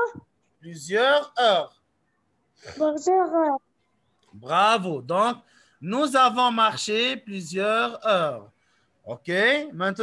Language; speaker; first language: French; non-native, local second language; Arabic